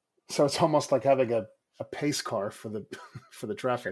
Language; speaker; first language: English; native; English